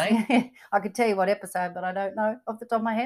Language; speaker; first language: English; native; English